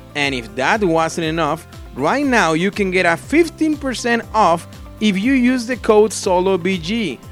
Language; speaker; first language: English; non-native, fluent; Spanish